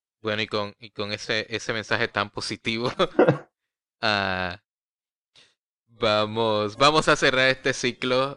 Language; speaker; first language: Spanish; early bilingual, heritage; Spanish